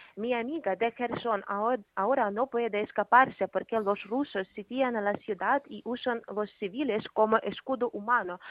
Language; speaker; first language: Spanish; non-native, learner; Ukrainian